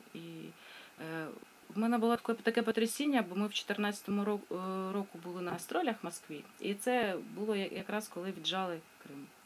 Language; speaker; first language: Ukrainian; non-native, local second language; Russian